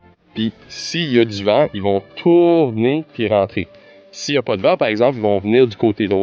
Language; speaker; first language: French; native; French